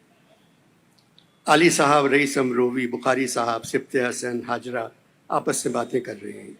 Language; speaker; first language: Urdu; native; Urdu